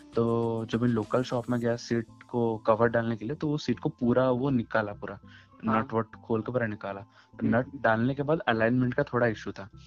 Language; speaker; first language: Hindi; non-native, local second language; Odia